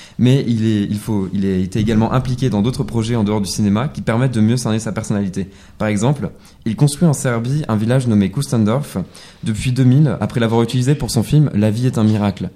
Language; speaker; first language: French; native; French